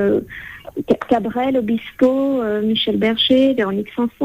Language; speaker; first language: French; native; French